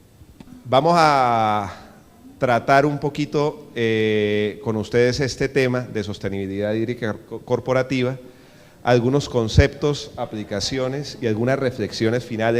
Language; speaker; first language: Spanish; native; Spanish